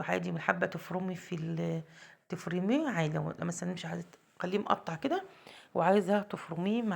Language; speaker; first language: Arabic; native; Arabic